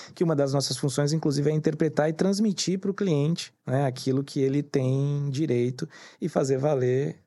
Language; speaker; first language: Portuguese; native; Portuguese